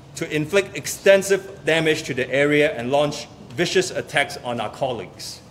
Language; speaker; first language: English; non-native, local second language; Cantonese